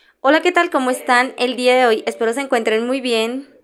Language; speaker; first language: Spanish; native; Spanish